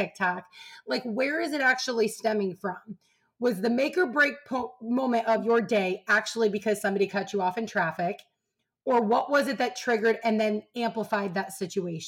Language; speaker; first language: English; native; English